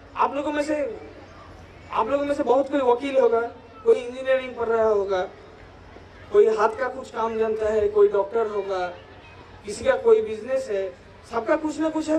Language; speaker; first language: Hindi; non-native, local second language; Bangla